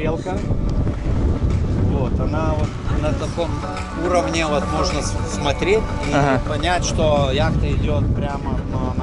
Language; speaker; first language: Russian; non-native, local second language; Lithuanian